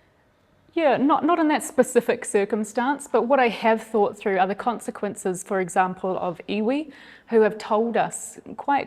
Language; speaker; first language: English; native; English